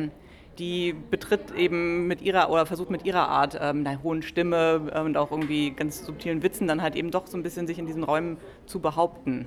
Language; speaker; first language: German; native; German